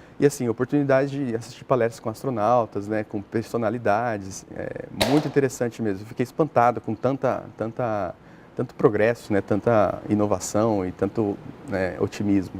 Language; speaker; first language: Portuguese; native; Portuguese